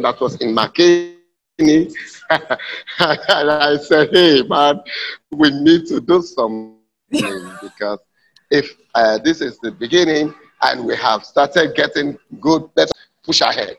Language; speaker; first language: English; non-native, local second language; Krio